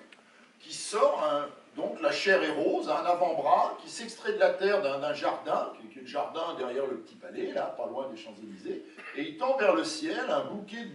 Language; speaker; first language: French; native; French